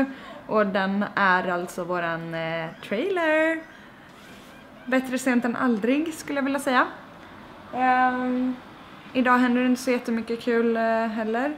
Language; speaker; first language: Swedish; native; Swedish